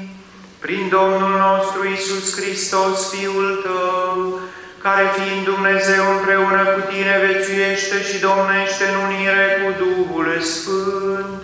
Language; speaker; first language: Romanian; native; Romanian